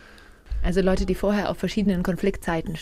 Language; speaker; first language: German; native; German